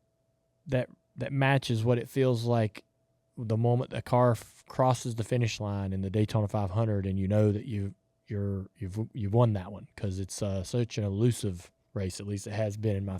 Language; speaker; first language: English; native; English